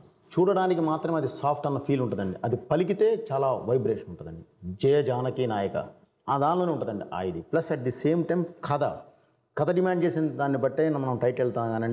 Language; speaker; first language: Telugu; native; Telugu